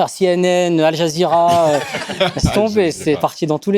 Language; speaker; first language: French; native; French